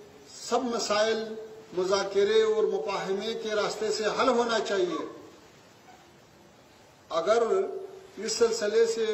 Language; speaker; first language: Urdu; non-native, fluent; Pashto